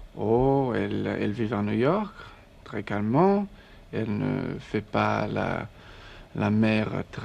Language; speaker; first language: French; non-native, learner; English